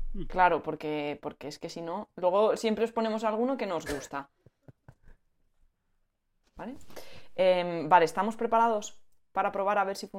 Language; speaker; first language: Spanish; native; Spanish